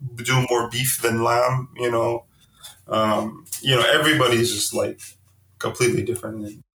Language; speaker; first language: English; early bilingual, heritage; Arabic